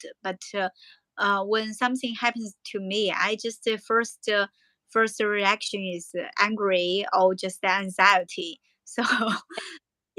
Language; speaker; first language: English; non-native, learner; Chinese